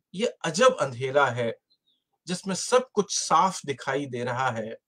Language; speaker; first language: Hindi; native; Hindi